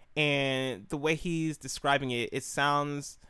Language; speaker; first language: English; native; English